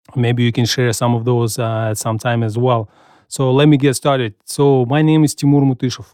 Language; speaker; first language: English; non-native, fluent; Russian